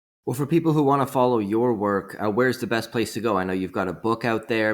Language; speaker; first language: English; native; English